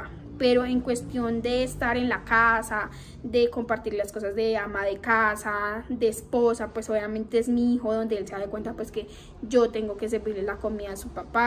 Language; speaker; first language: Spanish; native; Spanish